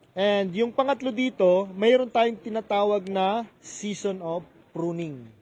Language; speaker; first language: Filipino; native; Filipino